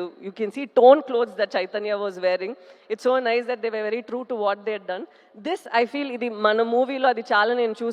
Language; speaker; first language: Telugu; non-native, local second language; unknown